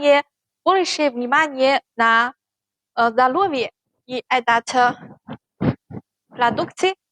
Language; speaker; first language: Russian; non-native, learner; Chinese